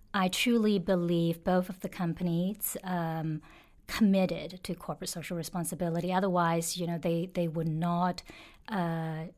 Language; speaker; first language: English; non-native, fluent; Chinese